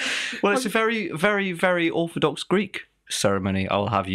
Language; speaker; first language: English; native; English